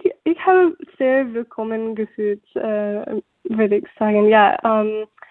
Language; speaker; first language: German; non-native, fluent; English